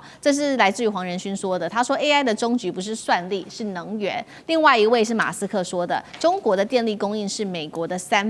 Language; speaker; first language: Chinese; native; Chinese